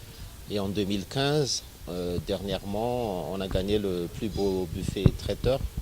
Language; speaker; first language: French; non-native, local second language; Malagasy